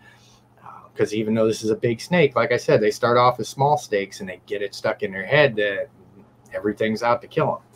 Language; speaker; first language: English; native; English